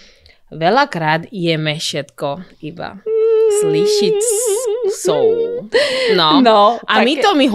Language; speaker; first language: Slovak; non-native, learner; Spanish